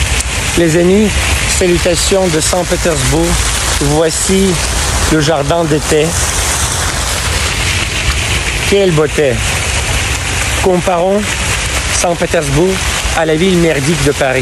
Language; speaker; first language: French; non-native, fluent; Russian